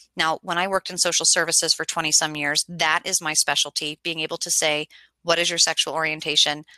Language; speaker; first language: English; native; English